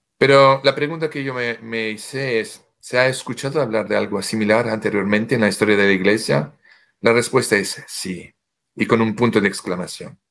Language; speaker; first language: Spanish; non-native, fluent; French